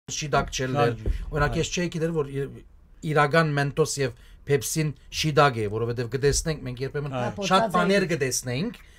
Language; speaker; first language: Armenian; early bilingual, heritage; Armenian